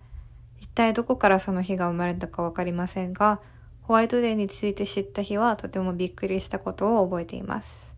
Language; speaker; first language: Japanese; early bilingual, heritage; Japanese